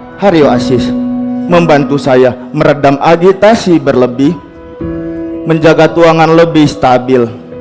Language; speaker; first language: Indonesian; native; Indonesian